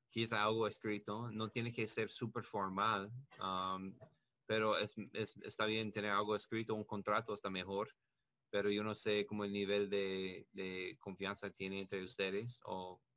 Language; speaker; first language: Spanish; non-native, learner; English